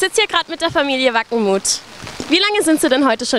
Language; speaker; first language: German; native; German